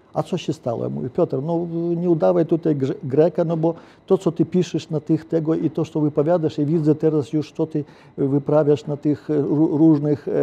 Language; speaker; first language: Polish; non-native, fluent; Ukrainian